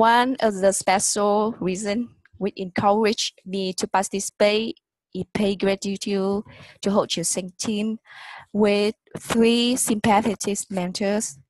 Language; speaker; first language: English; non-native, learner; Vietnamese